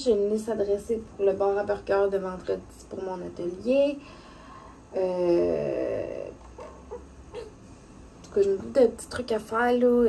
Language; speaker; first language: French; native; French